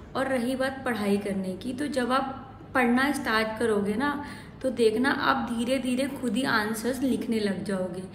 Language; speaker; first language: Hindi; native; Hindi